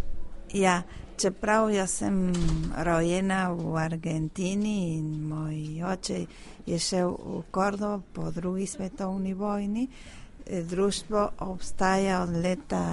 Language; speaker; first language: Slovenian; early bilingual, heritage; Spanish